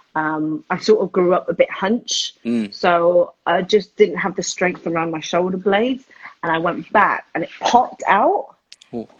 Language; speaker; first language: English; early bilingual, other home language; Spanish